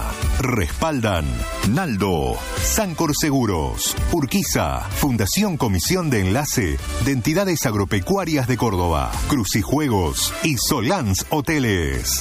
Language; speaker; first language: Spanish; native; Spanish